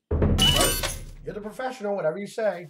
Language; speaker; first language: English; native; English